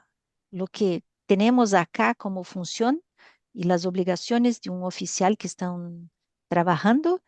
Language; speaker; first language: Spanish; non-native, learner; Portuguese